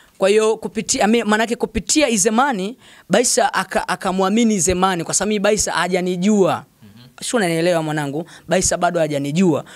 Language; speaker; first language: Swahili; native; Swahili